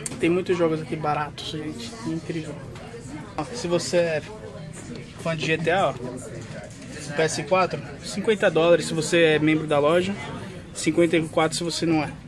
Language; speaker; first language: Portuguese; native; Portuguese